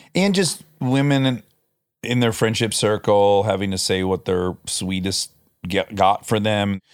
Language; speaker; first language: English; native; English